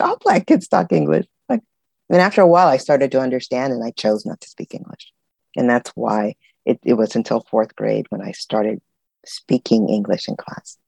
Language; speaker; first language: English; early bilingual, other home language; Spanish